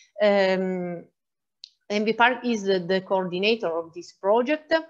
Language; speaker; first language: English; non-native, fluent; Italian